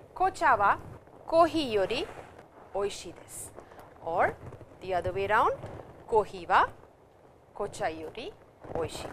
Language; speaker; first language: Japanese; non-native, fluent; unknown